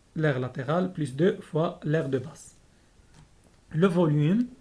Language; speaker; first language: French; non-native, local second language; Arabic